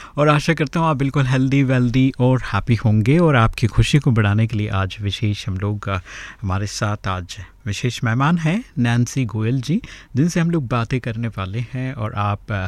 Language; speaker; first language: Hindi; native; Hindi